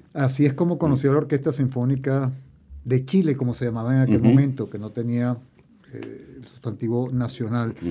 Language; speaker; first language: Spanish; native; Spanish